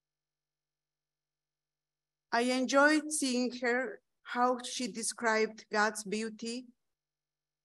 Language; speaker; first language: English; non-native, fluent; Spanish